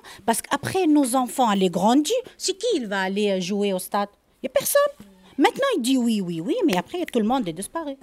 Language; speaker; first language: French; non-native, learner; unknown